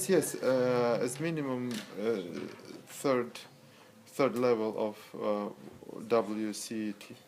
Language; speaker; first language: English; non-native, learner; Russian